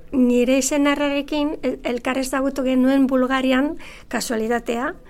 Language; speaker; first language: Basque; non-native, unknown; Bulgarian